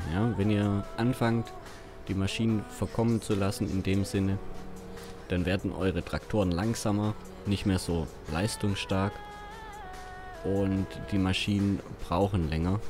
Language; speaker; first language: German; native; German